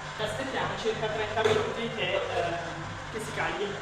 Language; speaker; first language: Italian; native; Italian